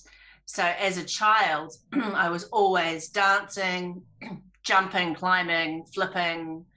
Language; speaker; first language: English; native; English